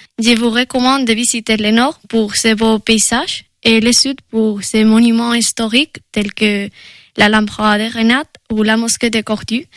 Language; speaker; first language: French; non-native, fluent; Spanish